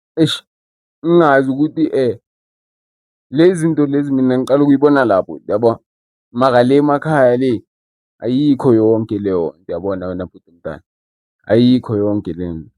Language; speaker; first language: Zulu; non-native, local second language; Xhosa